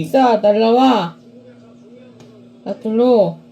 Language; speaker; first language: Filipino; non-native, learner; Korean